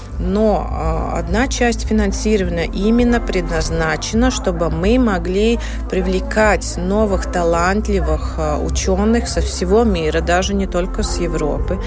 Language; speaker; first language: Russian; non-native, local second language; Latvian